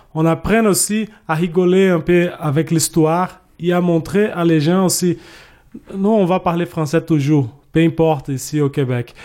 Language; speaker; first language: French; non-native, fluent; Portuguese